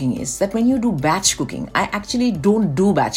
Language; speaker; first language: English; non-native, local second language; Bangla